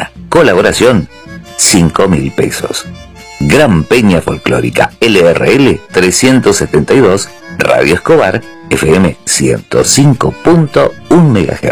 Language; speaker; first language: Spanish; native; Spanish